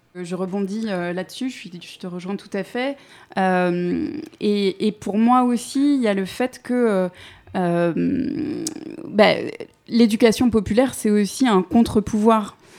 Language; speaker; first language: French; native; French